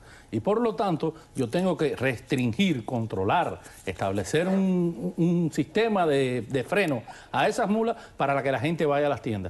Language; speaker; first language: Spanish; native; Spanish